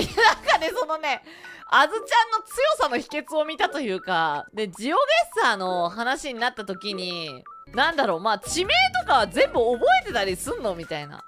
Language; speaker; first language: Japanese; native; Japanese